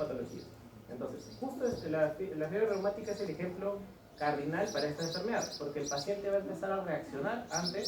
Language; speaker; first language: Spanish; native; Spanish